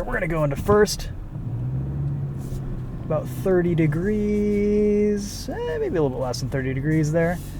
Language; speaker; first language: English; native; English